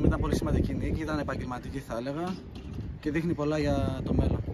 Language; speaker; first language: Greek; non-native, local second language; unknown